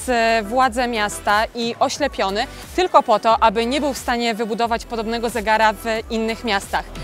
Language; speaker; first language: Polish; native; Polish